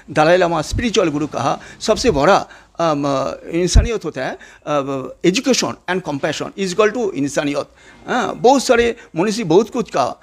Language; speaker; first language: Hindi; non-native, local second language; Bangla